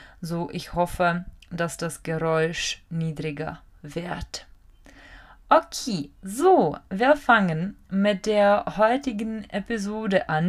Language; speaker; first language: German; non-native, fluent; Czech